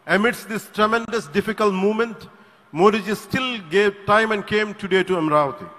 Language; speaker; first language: English; non-native, local second language; Telugu